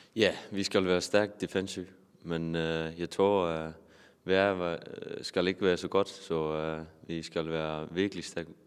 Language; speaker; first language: Danish; non-native, fluent; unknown